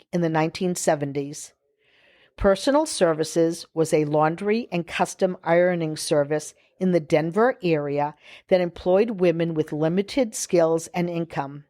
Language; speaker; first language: English; native; English